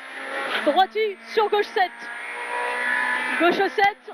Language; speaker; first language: French; native; French